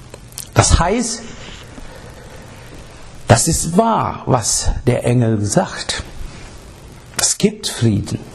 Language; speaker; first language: German; non-native, learner; English